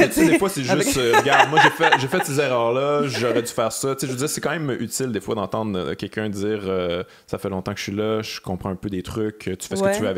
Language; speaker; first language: French; native; French